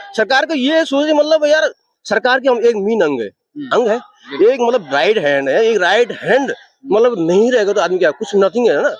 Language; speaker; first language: Hindi; native; Hindi